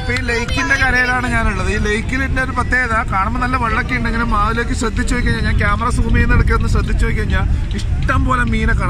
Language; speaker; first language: Malayalam; native; Malayalam